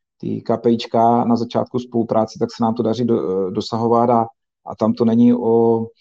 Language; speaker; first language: Czech; native; Czech